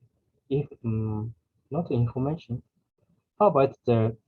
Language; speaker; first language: English; non-native, learner; Japanese